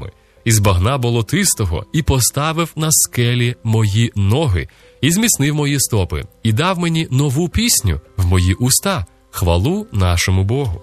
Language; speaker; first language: Ukrainian; native; Ukrainian